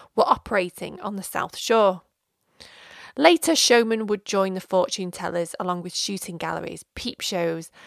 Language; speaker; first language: English; native; English